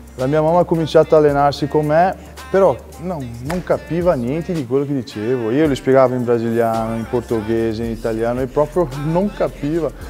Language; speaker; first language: Italian; non-native, fluent; Portuguese